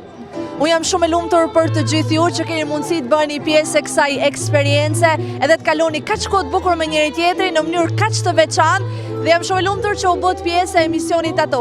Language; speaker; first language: Albanian; native; Albanian